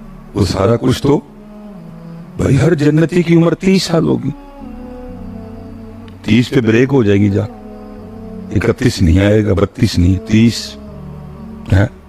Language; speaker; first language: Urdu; non-native, local second language; Punjabi